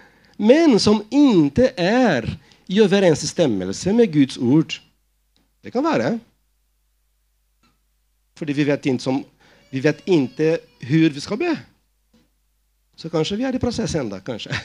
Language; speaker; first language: Swedish; non-native, fluent; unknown